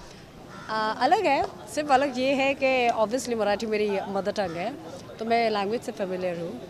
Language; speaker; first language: Hindi; non-native, local second language; Marathi